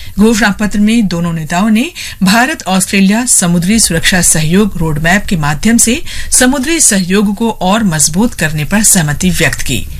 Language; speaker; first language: Hindi; non-native, local second language; Assamese